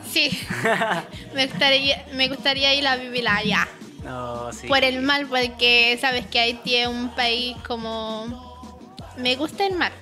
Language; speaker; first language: Spanish; non-native, learner; Haitian Creole